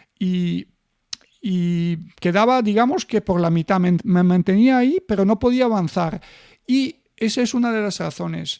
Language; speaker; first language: Spanish; non-native, fluent; Bulgarian